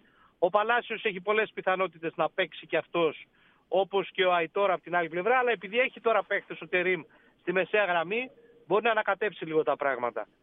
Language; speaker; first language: Greek; native; Greek